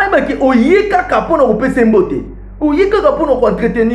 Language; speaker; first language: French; non-native, local second language; Lingala